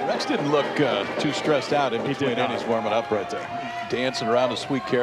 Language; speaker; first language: English; native; English